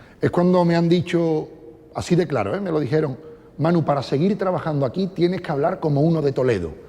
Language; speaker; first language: Spanish; native; Spanish